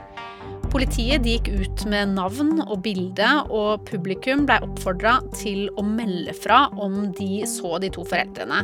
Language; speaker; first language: Norwegian; native; Norwegian